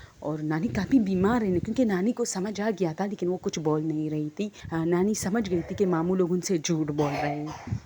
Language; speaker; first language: Urdu; non-native, local second language; Pashto